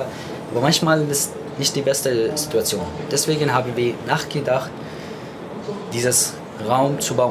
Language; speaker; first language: German; non-native, fluent; Arabic